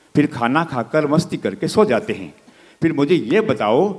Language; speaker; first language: Hindi; native; Hindi